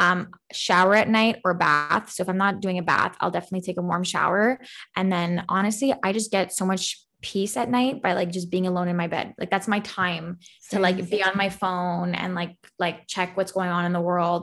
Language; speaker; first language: English; native; English